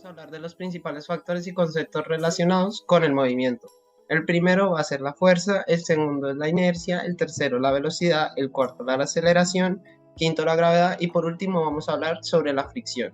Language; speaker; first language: Spanish; native; Spanish